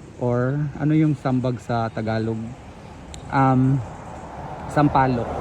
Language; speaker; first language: Filipino; non-native, local second language; Cebuano